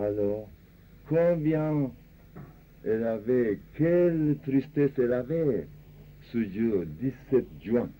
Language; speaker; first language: French; non-native, fluent; Japanese